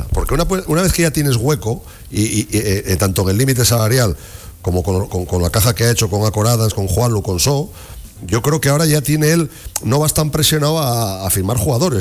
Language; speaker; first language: Spanish; native; Spanish